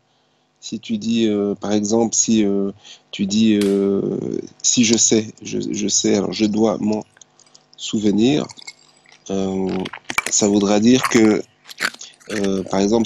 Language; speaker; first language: French; native; French